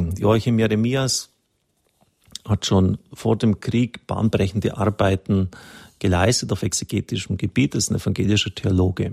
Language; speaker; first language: German; native; German